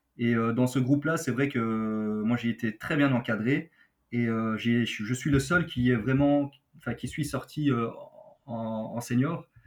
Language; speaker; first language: French; native; French